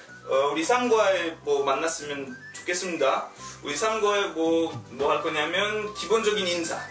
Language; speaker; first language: Korean; non-native, learner; French